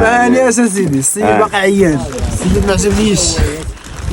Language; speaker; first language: Arabic; native; Arabic